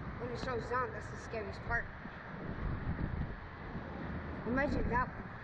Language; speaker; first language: English; native; English